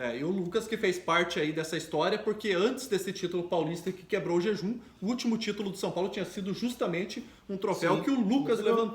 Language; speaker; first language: Portuguese; native; Portuguese